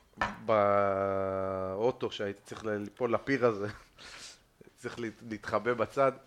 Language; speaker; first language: Hebrew; native; Hebrew